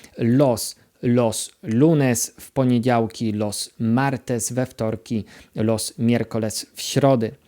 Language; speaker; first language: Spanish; non-native, fluent; Polish